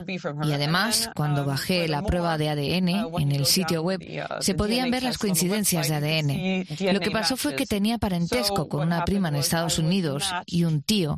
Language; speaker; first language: Spanish; non-native, fluent; French